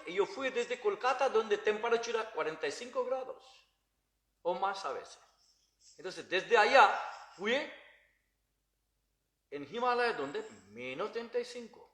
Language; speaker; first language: Spanish; non-native, learner; Bangla